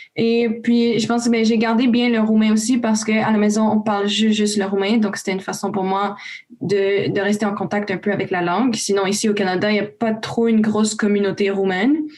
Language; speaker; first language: French; early bilingual, other home language; Romanian